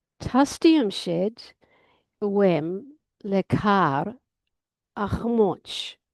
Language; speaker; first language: Irish; non-native, learner; English